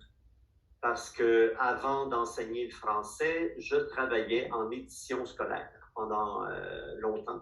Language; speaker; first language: French; native; French